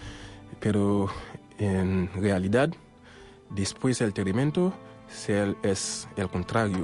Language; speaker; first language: Spanish; non-native, local second language; Haitian Creole